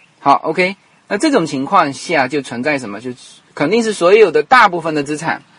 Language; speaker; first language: Chinese; native; Chinese